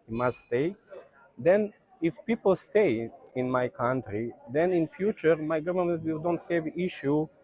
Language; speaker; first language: English; non-native, learner; Serbian